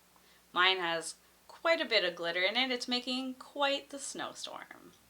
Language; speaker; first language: English; native; English